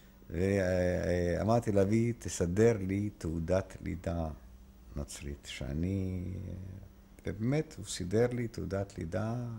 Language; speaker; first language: Hebrew; non-native, fluent; Polish